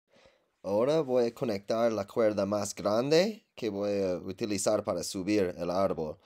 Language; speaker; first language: Spanish; non-native, learner; English